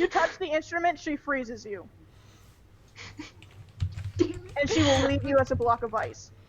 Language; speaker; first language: English; native; English